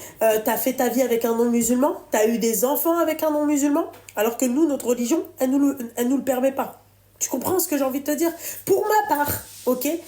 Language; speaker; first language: French; native; French